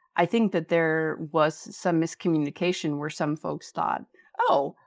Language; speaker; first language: English; native; English